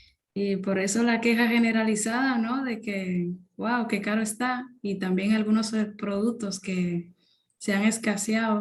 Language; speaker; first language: Spanish; native; Spanish